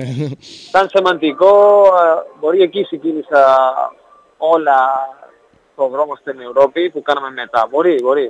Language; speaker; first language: Greek; non-native, learner; Spanish